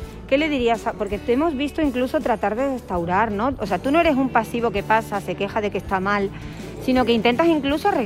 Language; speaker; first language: Spanish; native; Spanish